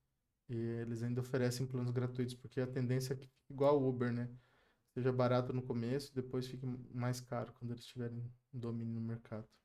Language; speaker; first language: Portuguese; native; Portuguese